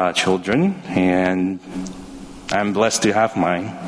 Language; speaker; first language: English; early bilingual, other home language; Chinese